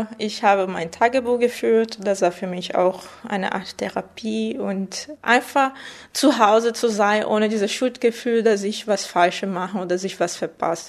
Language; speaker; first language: German; non-native, fluent; Portuguese